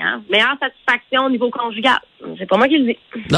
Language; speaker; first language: French; native; French